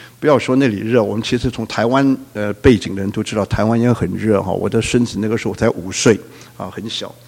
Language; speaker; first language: Chinese; non-native, local second language; Cantonese